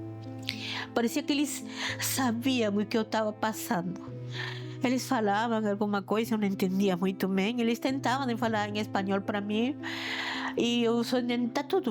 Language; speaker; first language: Portuguese; non-native, fluent; Spanish